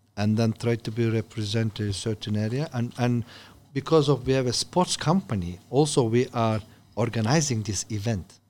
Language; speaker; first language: English; non-native, learner; Turkish